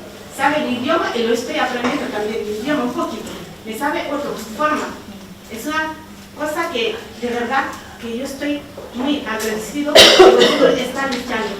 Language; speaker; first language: Spanish; non-native, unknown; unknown